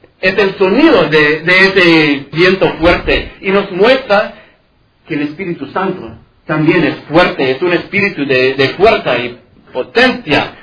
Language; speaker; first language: Spanish; non-native, fluent; English